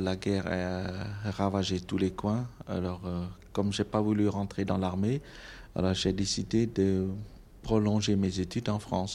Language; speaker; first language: French; non-native, local second language; Khmer